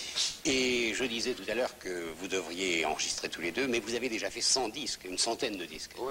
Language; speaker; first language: French; native; French